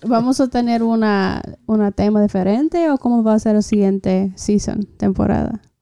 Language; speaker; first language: Spanish; non-native, fluent; English